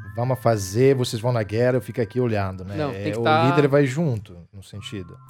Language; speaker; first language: Portuguese; non-native, fluent; Italian